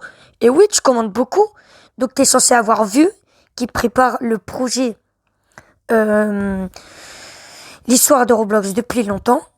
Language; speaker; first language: French; native; French